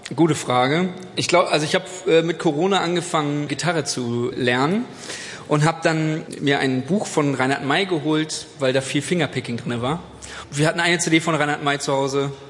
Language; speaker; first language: German; native; German